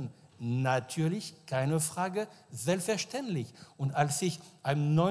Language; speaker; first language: German; non-native, fluent; French